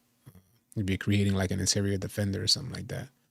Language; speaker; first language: English; native; English